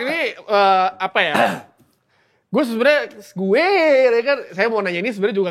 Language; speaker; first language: Indonesian; native; Indonesian